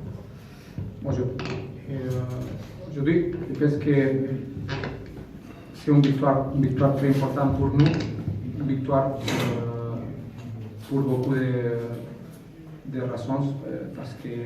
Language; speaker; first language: French; non-native, fluent; Spanish